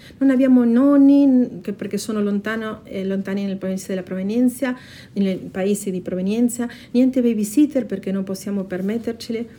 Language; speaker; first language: Italian; non-native, fluent; Spanish